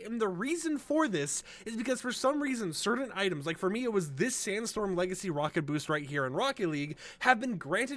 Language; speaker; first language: English; native; English